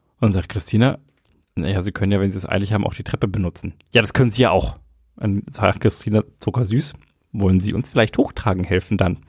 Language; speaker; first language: German; native; German